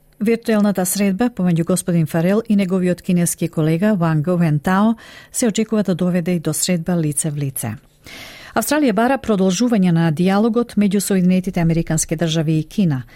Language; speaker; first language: Macedonian; native; Macedonian